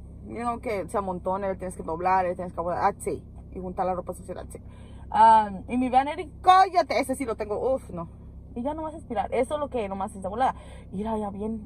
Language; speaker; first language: Spanish; early bilingual, heritage; Spanish